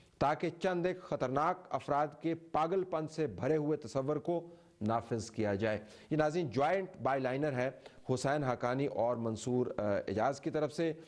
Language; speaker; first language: Urdu; native; Urdu